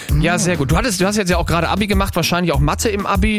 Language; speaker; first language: German; native; German